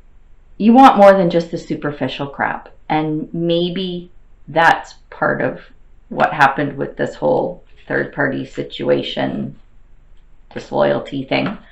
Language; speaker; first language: English; native; English